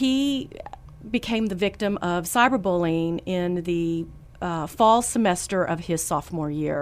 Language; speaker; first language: English; native; English